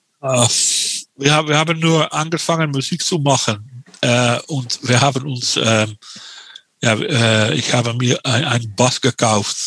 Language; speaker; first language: German; non-native, learner; Dutch